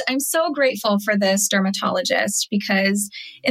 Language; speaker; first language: English; early bilingual, other home language; Telugu